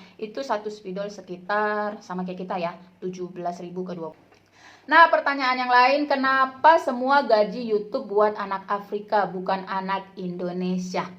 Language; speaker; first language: Indonesian; native; Indonesian